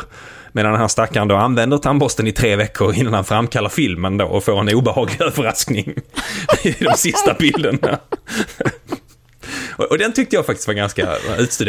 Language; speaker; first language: Swedish; native; Swedish